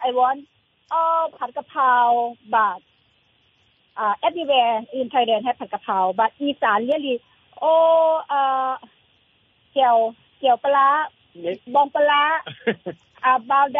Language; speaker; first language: English; non-native, learner; Thai